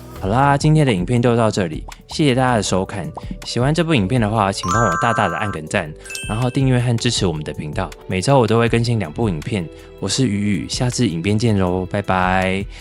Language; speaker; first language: Chinese; native; Chinese